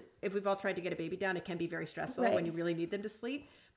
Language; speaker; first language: English; native; English